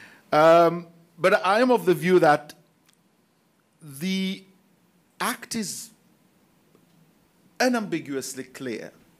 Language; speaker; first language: English; non-native, local second language; Seselwa Creole French